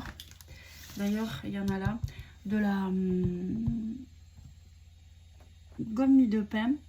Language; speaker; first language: French; native; French